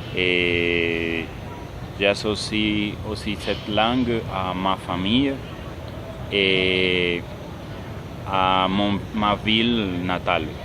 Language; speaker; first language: French; non-native, fluent; Spanish